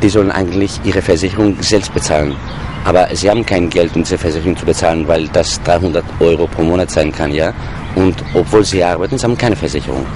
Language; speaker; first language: German; non-native, fluent; Greek